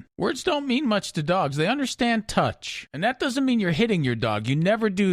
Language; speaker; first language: English; native; English